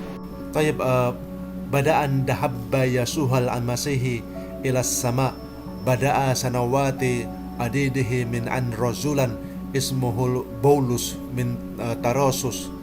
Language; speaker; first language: Arabic; non-native, learner; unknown